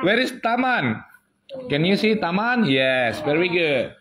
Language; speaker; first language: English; non-native, fluent; Indonesian